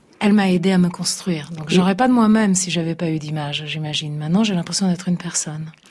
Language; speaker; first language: French; early bilingual, other home language; Italian